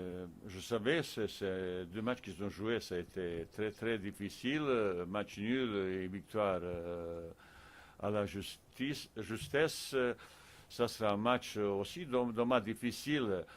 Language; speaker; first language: French; non-native, fluent; Bosnian